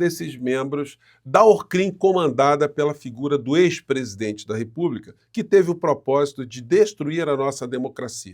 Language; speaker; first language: Portuguese; native; Portuguese